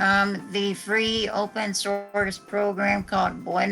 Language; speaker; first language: English; native; English